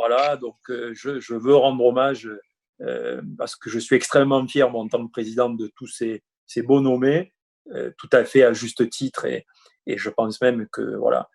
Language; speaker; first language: French; native; French